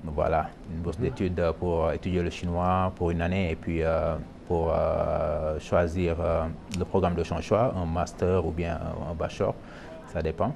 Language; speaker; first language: French; non-native, local second language; Wolof